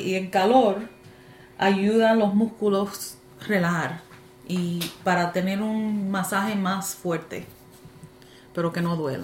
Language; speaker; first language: Spanish; early bilingual, heritage; Spanish